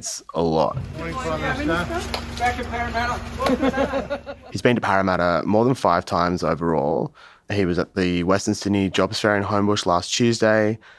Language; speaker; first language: English; native; English